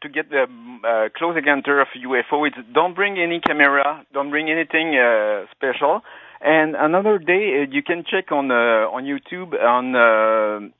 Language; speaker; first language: English; non-native, fluent; French